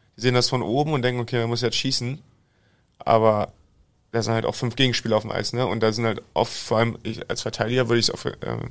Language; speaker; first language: German; native; German